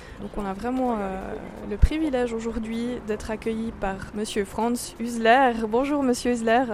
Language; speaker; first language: French; native; French